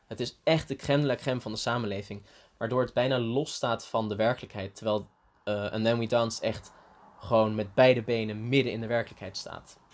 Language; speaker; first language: Dutch; early bilingual, heritage; Dutch